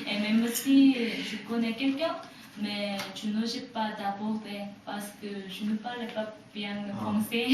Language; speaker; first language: French; non-native, learner; Korean